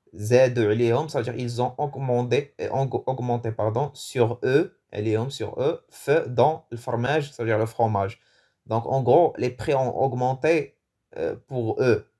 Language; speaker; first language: French; non-native, local second language; Arabic